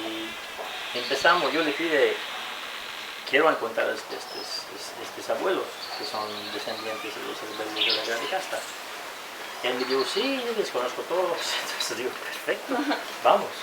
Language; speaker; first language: Spanish; non-native, fluent; French